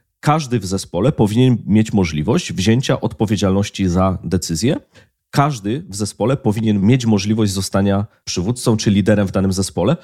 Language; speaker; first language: Polish; native; Polish